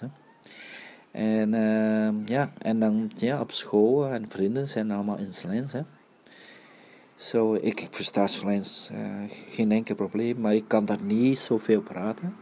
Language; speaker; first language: Dutch; early bilingual, other home language; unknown